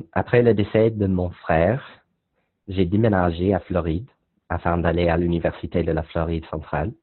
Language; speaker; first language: French; non-native, learner; English